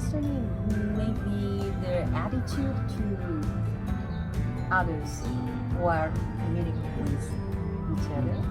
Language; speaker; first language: English; non-native, learner; Japanese